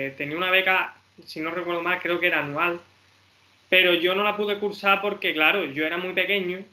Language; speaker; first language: Spanish; native; Spanish